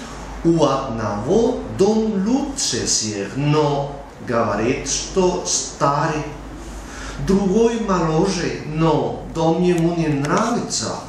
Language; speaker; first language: Russian; non-native, learner; Spanish